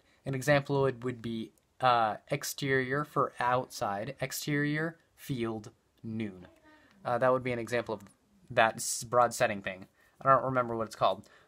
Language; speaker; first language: English; native; English